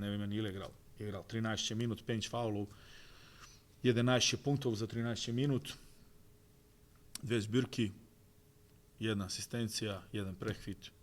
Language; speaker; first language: Polish; non-native, fluent; Croatian